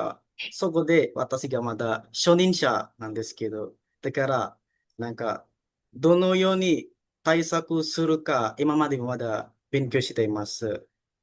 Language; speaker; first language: Japanese; non-native, learner; Indonesian